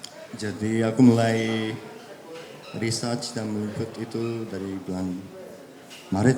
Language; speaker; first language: Indonesian; early bilingual, heritage; Japanese